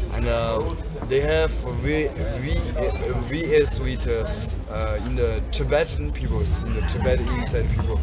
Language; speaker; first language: English; non-native, learner; Tibetan